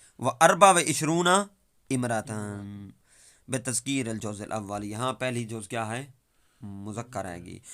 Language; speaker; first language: Urdu; native; Urdu